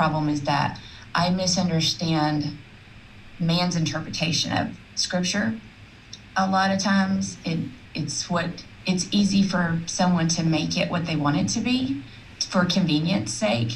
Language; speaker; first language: English; native; English